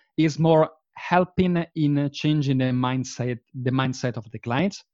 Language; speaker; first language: English; non-native, fluent; Italian